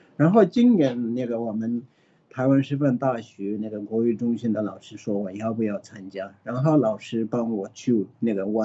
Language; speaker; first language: Chinese; early bilingual, other home language; Tibetan